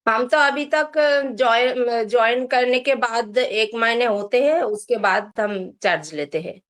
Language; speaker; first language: Hindi; non-native, local second language; Bangla